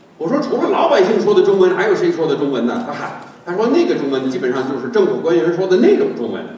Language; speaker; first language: Chinese; non-native, fluent; English